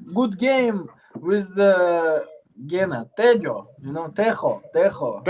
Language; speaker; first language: English; non-native, learner; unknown